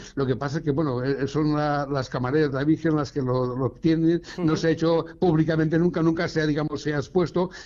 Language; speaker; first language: Spanish; native; Spanish